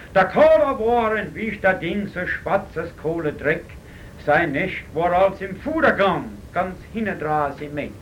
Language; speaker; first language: German; early bilingual, other home language; Pennsylvania German